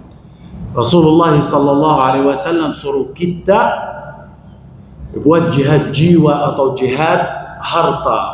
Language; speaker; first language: Indonesian; non-native, fluent; Arabic